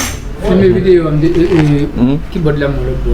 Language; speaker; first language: Portuguese; non-native, learner; Haitian Creole